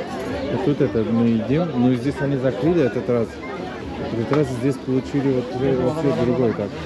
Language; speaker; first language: Russian; non-native, learner; Turkish